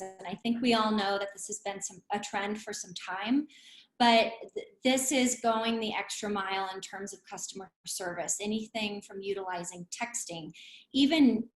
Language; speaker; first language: English; native; English